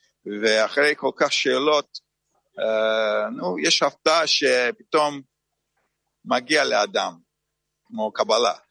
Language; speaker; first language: Hebrew; non-native, fluent; Turkish